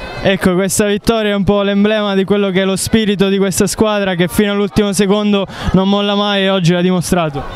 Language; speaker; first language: Italian; native; Italian